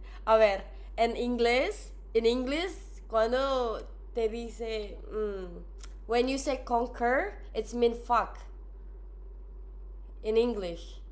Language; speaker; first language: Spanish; non-native, learner; English